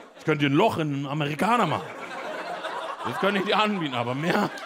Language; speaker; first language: German; native; German